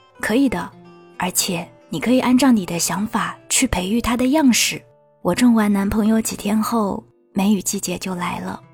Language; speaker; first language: Chinese; native; Chinese